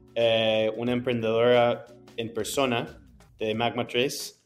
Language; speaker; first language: Spanish; non-native, fluent; English